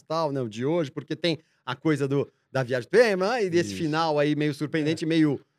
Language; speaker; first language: Portuguese; native; Portuguese